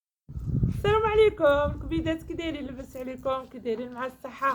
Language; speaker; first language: Arabic; native; Arabic